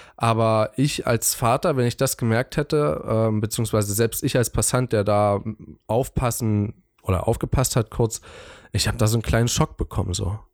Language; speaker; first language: German; native; German